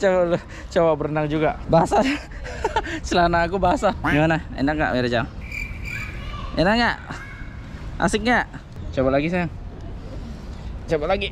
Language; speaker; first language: Indonesian; native; Indonesian